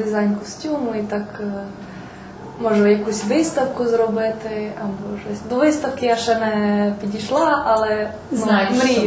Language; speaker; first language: Ukrainian; non-native, local second language; Serbian